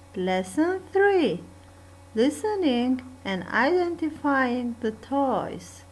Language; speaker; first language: English; non-native, fluent; Turkish